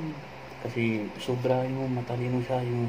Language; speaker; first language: Filipino; non-native, learner; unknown